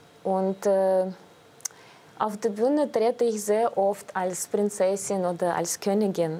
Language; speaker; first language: German; non-native, fluent; Russian